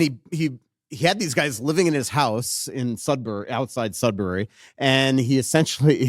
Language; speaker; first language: English; native; English